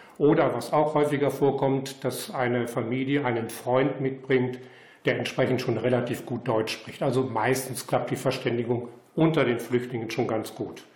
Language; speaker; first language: German; native; German